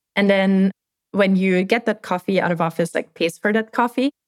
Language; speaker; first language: English; non-native, fluent; German